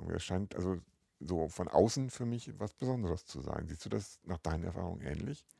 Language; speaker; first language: German; native; German